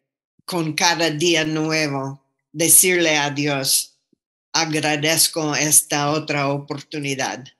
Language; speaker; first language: Spanish; non-native, fluent; English